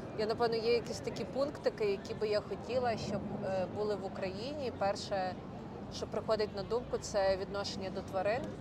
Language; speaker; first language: Ukrainian; non-native, local second language; Russian